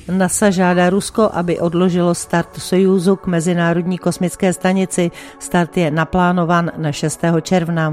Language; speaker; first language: Czech; native; Czech